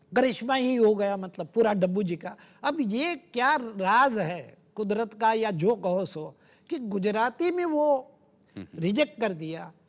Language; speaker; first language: Hindi; non-native, local second language; Gujarati